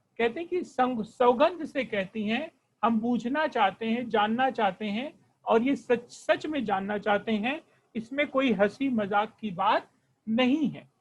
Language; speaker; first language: Hindi; non-native, local second language; Marathi